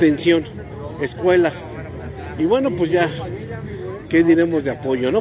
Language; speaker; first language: Spanish; native; Spanish